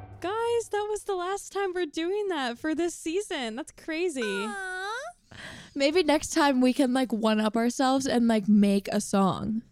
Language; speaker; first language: English; native; English